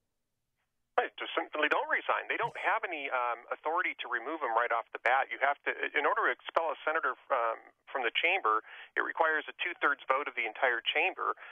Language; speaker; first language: English; native; English